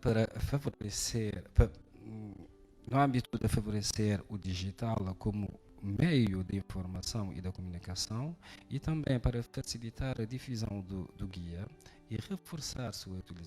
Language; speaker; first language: Portuguese; non-native, fluent; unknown